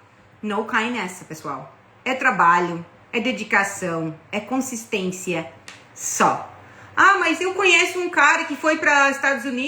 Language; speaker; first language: Portuguese; non-native, fluent; English